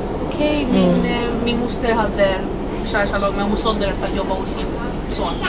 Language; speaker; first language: Swedish; early bilingual, other home language; Persian